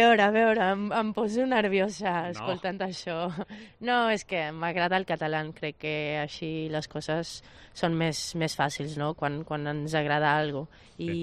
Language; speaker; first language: Catalan; non-native, fluent; Spanish